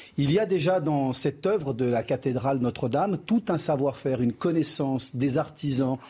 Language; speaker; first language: French; early bilingual, other home language; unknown